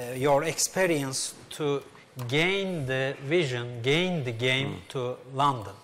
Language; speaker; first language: English; non-native, learner; Turkish